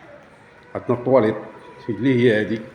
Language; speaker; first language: Arabic; native; Arabic